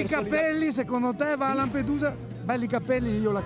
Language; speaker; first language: Italian; native; Italian